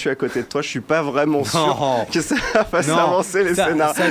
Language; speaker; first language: French; native; French